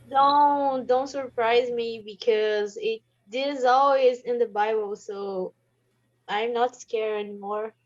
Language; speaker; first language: English; non-native, learner; Portuguese